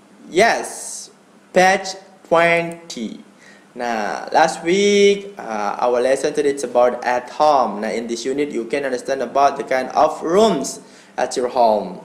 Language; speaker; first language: English; non-native, learner; Indonesian